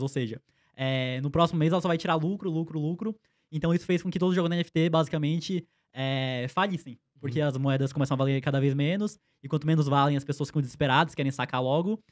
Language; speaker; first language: Portuguese; native; Portuguese